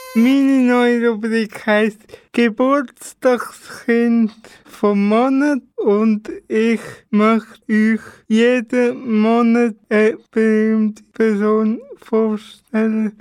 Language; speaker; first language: German; non-native, learner; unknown